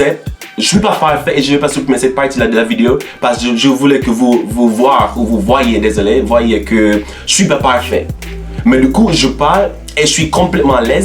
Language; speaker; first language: French; non-native, learner; English